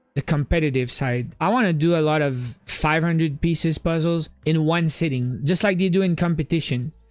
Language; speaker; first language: English; native; English